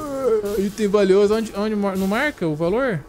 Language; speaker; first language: Portuguese; native; Portuguese